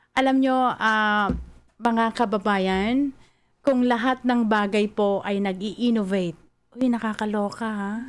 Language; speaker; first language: Filipino; native; Filipino